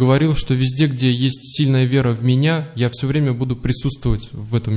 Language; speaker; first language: Russian; native; Russian